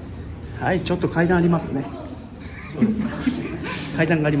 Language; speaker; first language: Japanese; non-native, fluent; Nepali